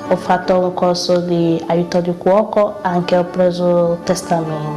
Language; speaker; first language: Italian; non-native, learner; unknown